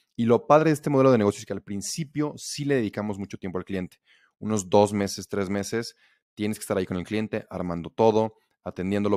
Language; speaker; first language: Spanish; native; Spanish